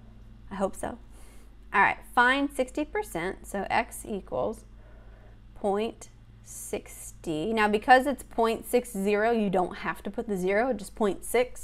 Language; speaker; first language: English; native; English